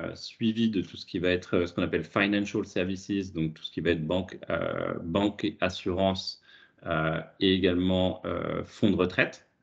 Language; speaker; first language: French; native; French